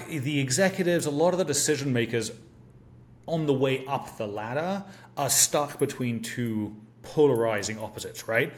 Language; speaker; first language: English; native; English